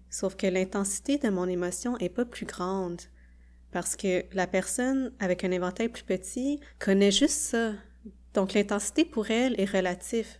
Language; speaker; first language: French; early bilingual, other home language; Khmer